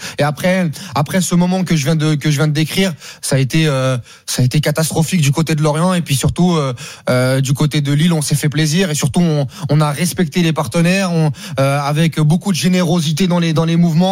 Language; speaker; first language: French; native; French